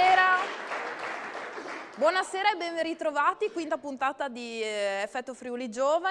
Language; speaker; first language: Italian; native; Italian